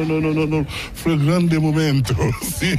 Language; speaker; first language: Spanish; non-native, fluent; Haitian Creole